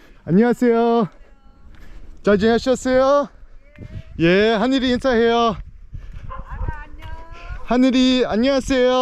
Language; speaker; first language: Korean; non-native, learner; English